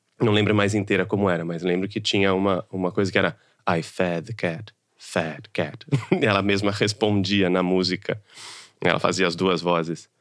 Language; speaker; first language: Portuguese; native; Portuguese